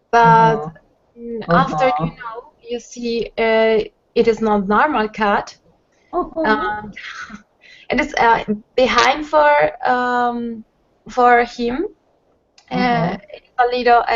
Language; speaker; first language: English; non-native, learner; Spanish